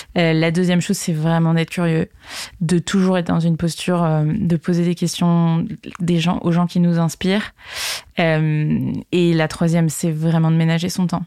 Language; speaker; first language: French; native; French